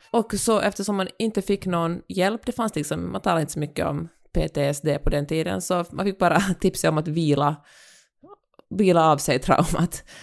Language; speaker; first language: Swedish; native; Swedish